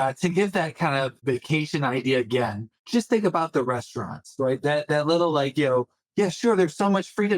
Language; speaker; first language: English; native; English